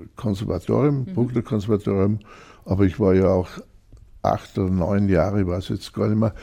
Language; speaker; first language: German; native; German